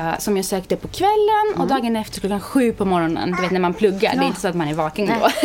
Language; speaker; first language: Swedish; non-native, fluent; Romanian